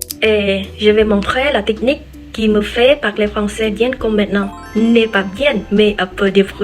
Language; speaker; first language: French; non-native, learner; Khmer